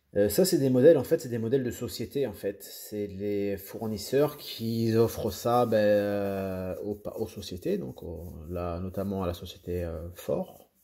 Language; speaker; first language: French; native; French